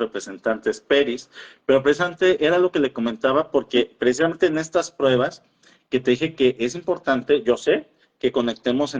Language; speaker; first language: Spanish; native; Spanish